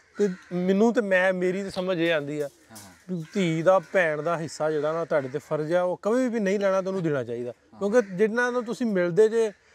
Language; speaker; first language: Punjabi; native; Punjabi